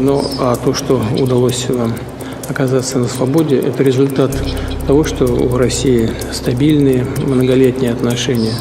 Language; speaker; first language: Russian; native; Russian